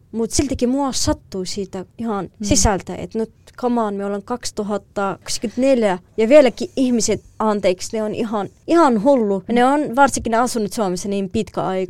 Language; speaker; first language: Finnish; non-native, fluent; Kurdish